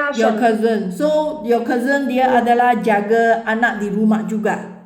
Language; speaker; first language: Indonesian; non-native, learner; Filipino